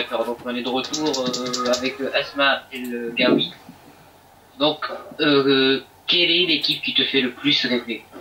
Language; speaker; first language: French; native; French